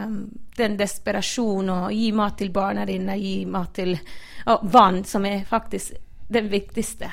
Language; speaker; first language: Norwegian; non-native, fluent; Spanish